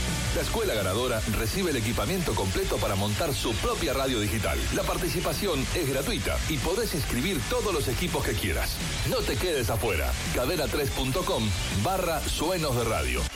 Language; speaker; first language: Spanish; native; Spanish